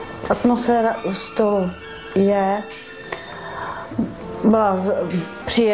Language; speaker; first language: Czech; non-native, learner; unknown